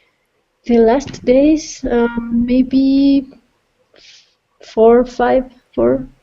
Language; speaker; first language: English; non-native, fluent; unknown